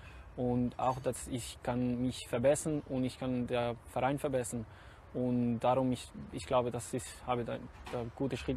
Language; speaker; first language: German; non-native, learner; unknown